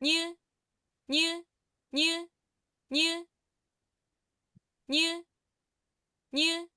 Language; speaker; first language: Japanese; non-native, learner; Filipino